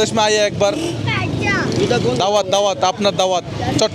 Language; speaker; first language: Hindi; non-native, learner; Bangla